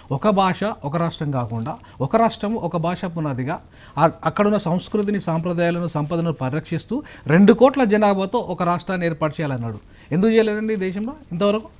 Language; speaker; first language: Telugu; native; Telugu